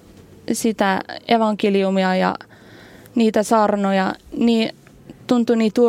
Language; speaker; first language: Finnish; non-native, learner; English